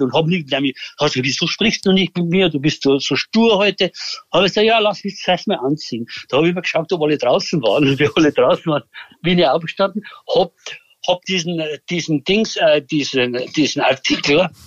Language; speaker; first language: German; native; German